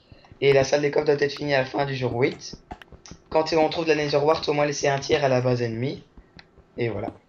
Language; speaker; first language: French; native; French